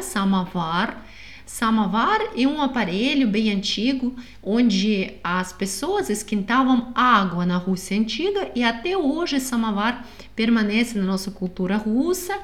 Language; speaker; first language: Portuguese; non-native, fluent; Russian